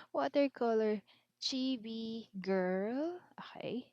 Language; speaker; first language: English; non-native, local second language; Filipino